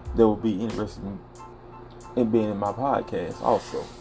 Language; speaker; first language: English; native; English